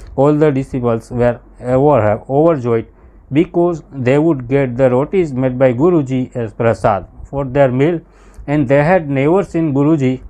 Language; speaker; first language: English; non-native, local second language; Gujarati